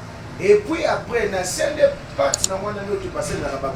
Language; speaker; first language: French; non-native, local second language; Lingala